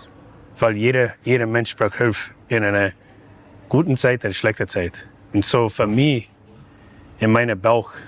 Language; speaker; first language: German; non-native, learner; English